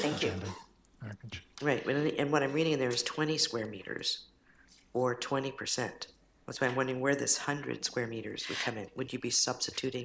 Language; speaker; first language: English; native; English